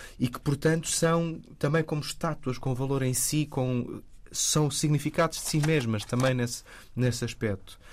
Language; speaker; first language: Portuguese; native; Portuguese